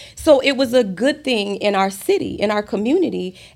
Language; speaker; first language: English; native; English